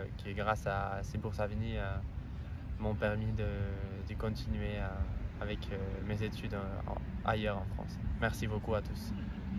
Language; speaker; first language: French; non-native, fluent; Spanish